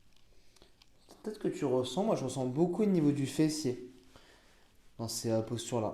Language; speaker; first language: French; native; French